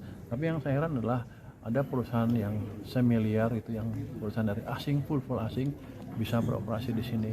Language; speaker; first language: Indonesian; native; Indonesian